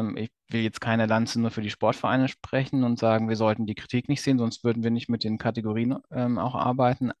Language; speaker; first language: German; native; German